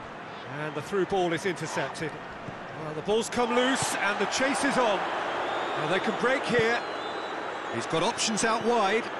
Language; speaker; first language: English; native; English